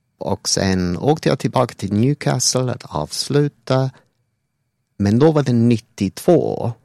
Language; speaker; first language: Swedish; non-native, fluent; English